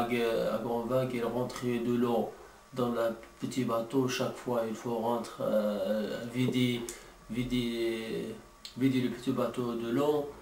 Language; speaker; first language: French; non-native, learner; Arabic